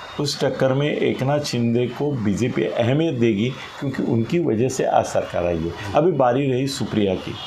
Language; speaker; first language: Hindi; non-native, local second language; Marathi